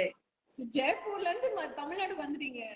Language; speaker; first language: Tamil; native; Tamil